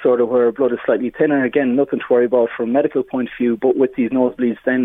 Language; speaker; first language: English; native; English